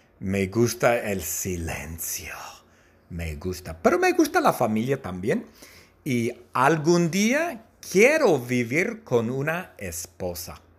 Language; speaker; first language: Spanish; non-native, learner; English